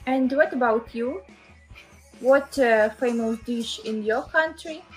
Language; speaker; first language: English; non-native, learner; Russian